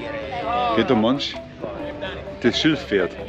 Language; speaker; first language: German; native; German